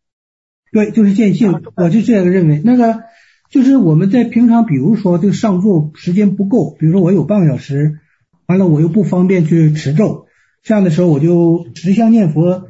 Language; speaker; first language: Chinese; native; Chinese